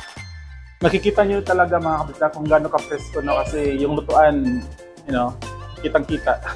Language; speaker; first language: Filipino; non-native, local second language; Cebuano